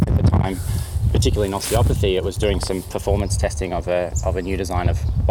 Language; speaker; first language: English; native; English